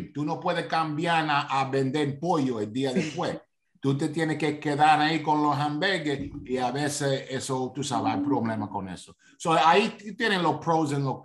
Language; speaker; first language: Spanish; early bilingual, heritage; Spanish